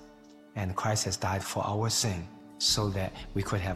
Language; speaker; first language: English; non-native, fluent; Chinese